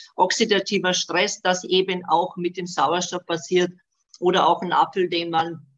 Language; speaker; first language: German; non-native, fluent; Bosnian